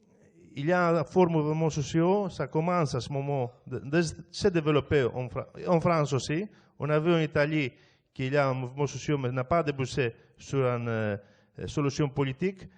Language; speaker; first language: French; non-native, fluent; Greek